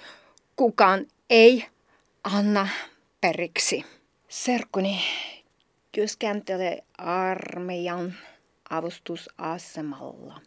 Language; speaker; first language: Finnish; non-native, learner; Ukrainian